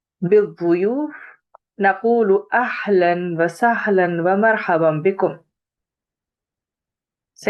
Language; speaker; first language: Arabic; non-native, fluent; Urdu